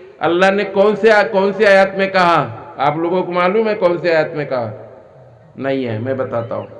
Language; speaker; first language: Urdu; non-native, local second language; Assamese